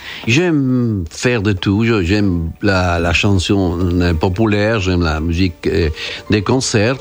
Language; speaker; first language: French; non-native, fluent; Spanish